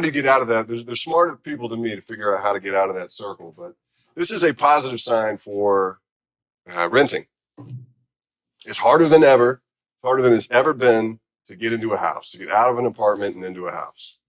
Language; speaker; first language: English; native; English